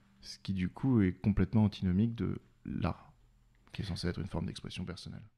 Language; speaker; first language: French; native; French